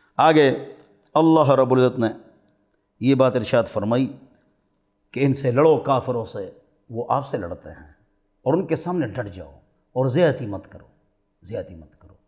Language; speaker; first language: Urdu; non-native, local second language; Pashto